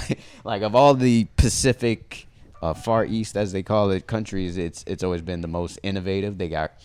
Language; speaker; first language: English; early bilingual, other home language; Haitian Creole